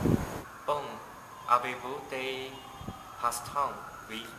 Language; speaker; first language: French; non-native, learner; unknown